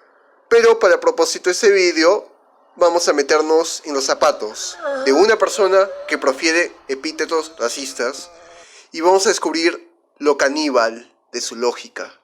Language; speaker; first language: Spanish; native; Spanish